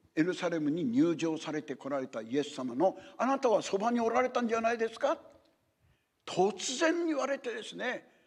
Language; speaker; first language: Japanese; native; Japanese